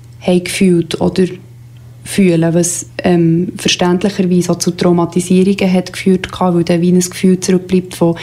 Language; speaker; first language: German; native; German